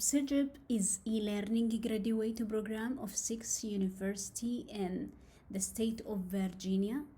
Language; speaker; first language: English; non-native, learner; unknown